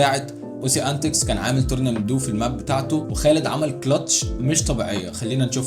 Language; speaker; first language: Arabic; native; Arabic